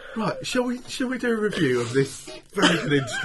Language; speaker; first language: English; native; English